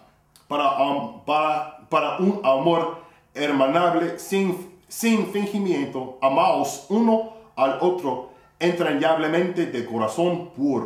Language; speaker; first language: Spanish; non-native, fluent; English